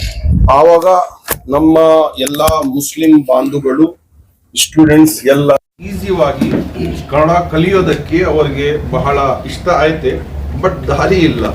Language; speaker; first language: Kannada; non-native, local second language; Urdu